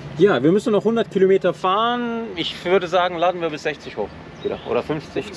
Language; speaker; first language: German; early bilingual, other home language; Turkish